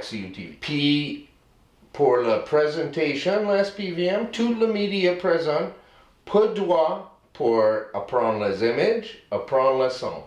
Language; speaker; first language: French; non-native, learner; English